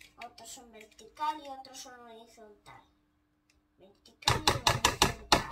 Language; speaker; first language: Spanish; early bilingual, other home language; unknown